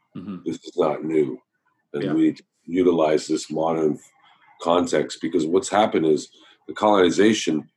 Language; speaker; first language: English; native; English